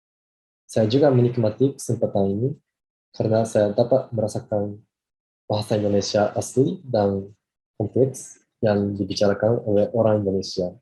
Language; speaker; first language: Indonesian; non-native, fluent; Japanese